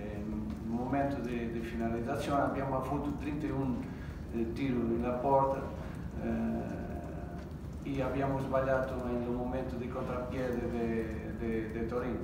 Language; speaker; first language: Italian; non-native, fluent; Portuguese